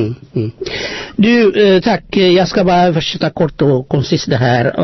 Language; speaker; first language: Swedish; non-native, fluent; Amharic